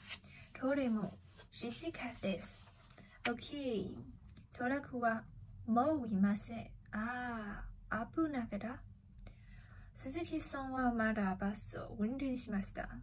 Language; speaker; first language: Japanese; non-native, learner; Chinese